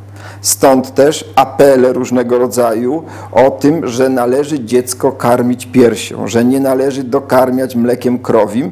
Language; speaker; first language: Polish; native; Polish